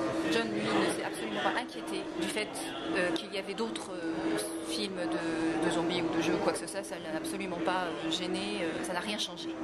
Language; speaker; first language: French; native; French